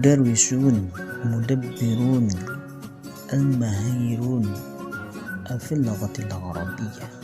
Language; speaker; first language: Arabic; non-native, learner; Indonesian